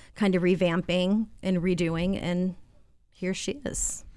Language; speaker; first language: English; native; English